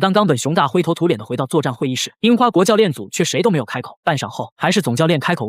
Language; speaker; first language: Chinese; native; Chinese